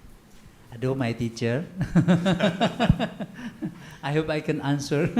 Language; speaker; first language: English; non-native, learner; Indonesian